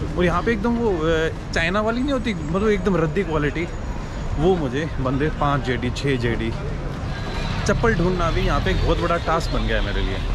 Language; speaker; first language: Hindi; native; Hindi